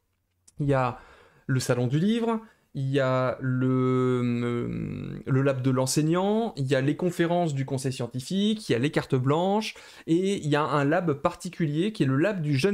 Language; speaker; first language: French; native; French